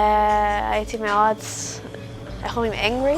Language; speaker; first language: Hebrew; early bilingual, heritage; German